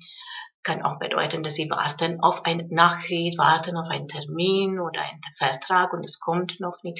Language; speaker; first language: German; non-native, fluent; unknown